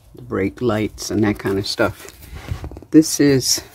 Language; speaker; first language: English; native; English